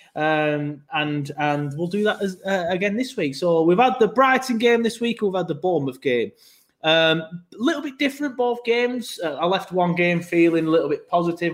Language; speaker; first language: English; native; English